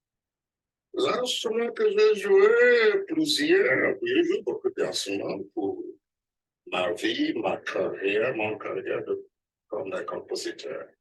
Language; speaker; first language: French; non-native, learner; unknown